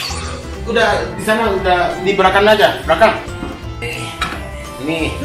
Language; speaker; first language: Indonesian; non-native, fluent; Japanese